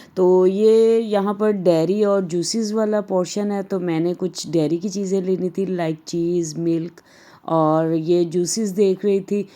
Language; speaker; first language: Urdu; native; Urdu